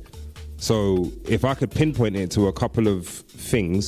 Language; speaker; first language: English; native; English